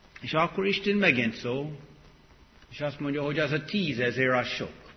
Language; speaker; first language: Hungarian; non-native, fluent; English